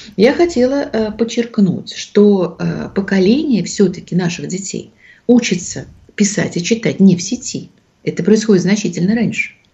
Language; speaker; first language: Russian; native; Russian